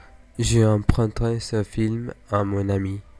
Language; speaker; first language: French; non-native, learner; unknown